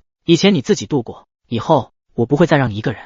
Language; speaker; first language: Chinese; native; Chinese